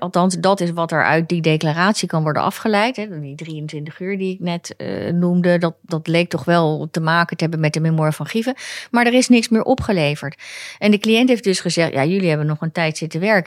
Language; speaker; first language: Dutch; native; Dutch